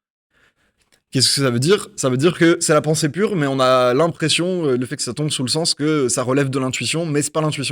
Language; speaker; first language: French; native; French